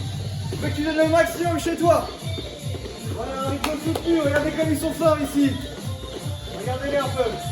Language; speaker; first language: French; native; French